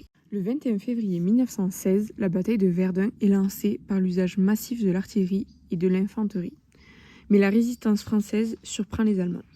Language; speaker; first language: French; native; French